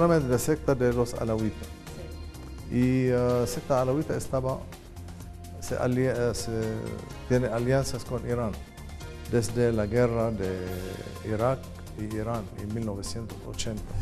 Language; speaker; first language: Spanish; non-native, fluent; Arabic